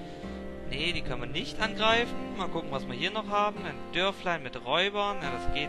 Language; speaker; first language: German; native; German